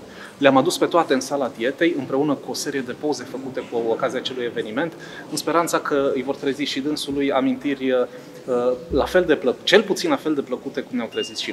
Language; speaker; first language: Romanian; native; Romanian